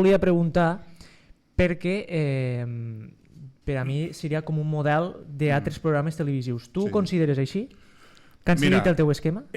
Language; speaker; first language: Catalan; native; Catalan